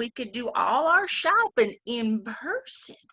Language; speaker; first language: English; native; English